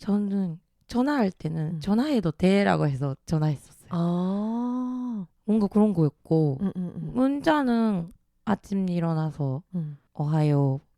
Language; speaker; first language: Korean; early bilingual, heritage; Japanese